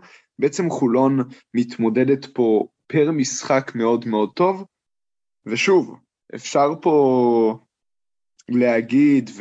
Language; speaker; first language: Hebrew; native; Hebrew